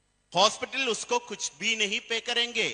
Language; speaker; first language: Hindi; non-native, fluent; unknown